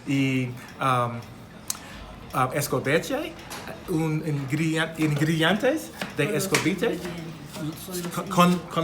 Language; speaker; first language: Spanish; non-native, learner; English